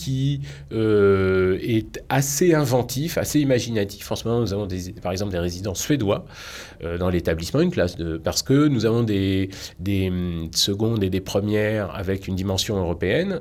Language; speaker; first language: French; native; French